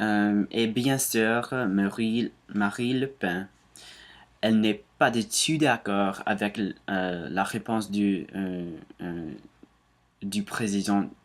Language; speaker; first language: French; non-native, learner; English